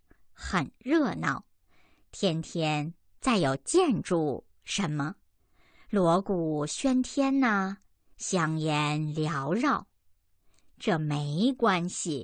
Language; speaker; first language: Chinese; native; Chinese